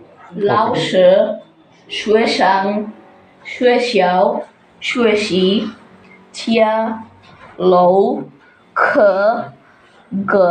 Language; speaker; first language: Chinese; non-native, learner; Bangla